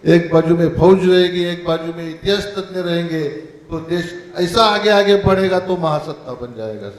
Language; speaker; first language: Hindi; non-native, local second language; Marathi